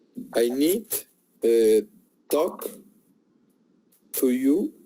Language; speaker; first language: English; non-native, learner; Spanish